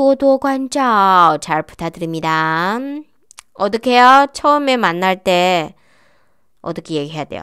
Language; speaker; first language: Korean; non-native, fluent; Chinese